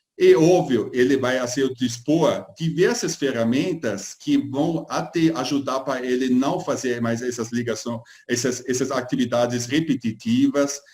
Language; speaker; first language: Portuguese; non-native, fluent; German